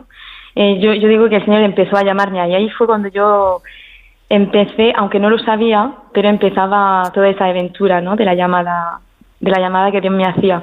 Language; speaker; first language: Spanish; early bilingual, heritage; Spanish